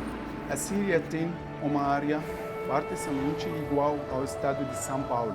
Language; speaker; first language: Portuguese; non-native, fluent; Arabic